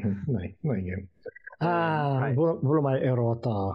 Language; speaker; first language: Greek; non-native, fluent; English